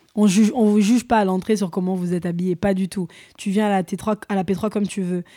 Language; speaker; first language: French; early bilingual, other home language; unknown